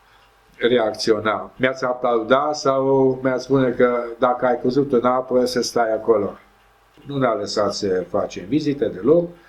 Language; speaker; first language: Romanian; non-native, local second language; Hungarian